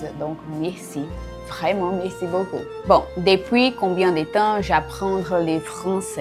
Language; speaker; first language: French; non-native, learner; Portuguese